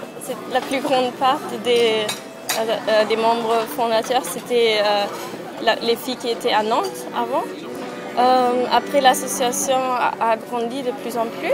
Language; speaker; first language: French; non-native, fluent; German